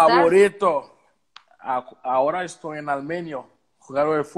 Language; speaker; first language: Spanish; non-native, learner; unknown